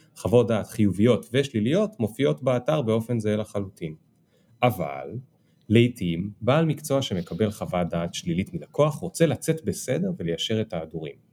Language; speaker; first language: Hebrew; native; Hebrew